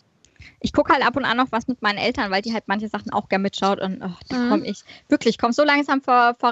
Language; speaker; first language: German; native; German